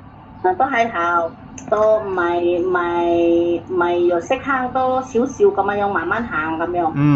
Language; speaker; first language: Cantonese; non-native, learner; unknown